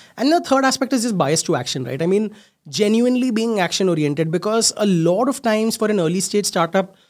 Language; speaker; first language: English; non-native, local second language; Hindi